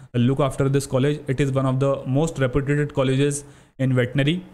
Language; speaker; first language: Hindi; native; Hindi